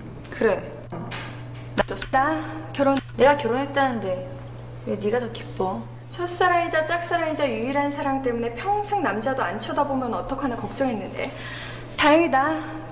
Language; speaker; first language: Korean; non-native, learner; Spanish